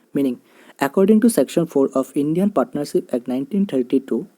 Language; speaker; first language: English; non-native, local second language; Assamese